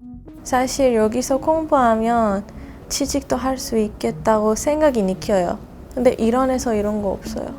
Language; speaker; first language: Korean; non-native, learner; Persian